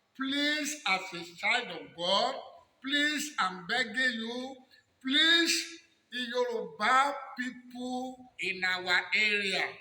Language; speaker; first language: English; non-native, local second language; Yoruba